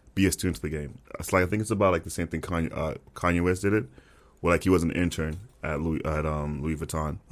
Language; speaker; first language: English; non-native, local second language; Tswana